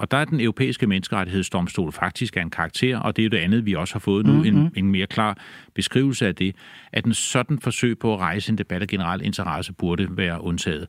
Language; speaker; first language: Danish; native; Danish